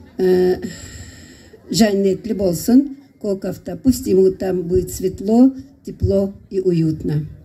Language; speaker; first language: Russian; non-native, local second language; Karachay-Balkar